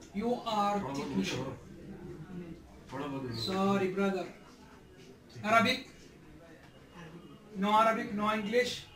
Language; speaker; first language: English; non-native, learner; Arabic